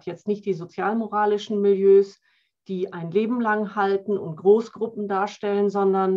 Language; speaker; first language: German; native; German